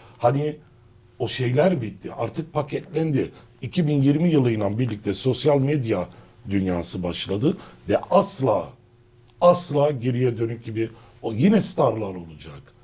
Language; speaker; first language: Turkish; early bilingual, heritage; Turkish